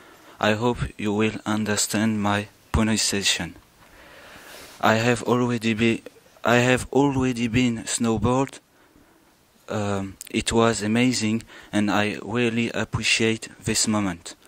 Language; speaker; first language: English; non-native, learner; French